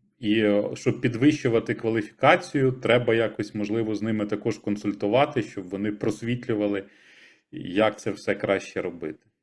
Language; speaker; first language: Ukrainian; native; Ukrainian